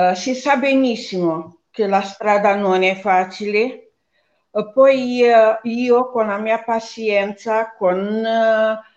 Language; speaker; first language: Italian; non-native, fluent; Romanian